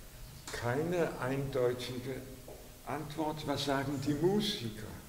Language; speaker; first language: German; non-native, fluent; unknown